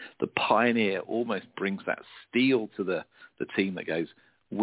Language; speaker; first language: English; native; English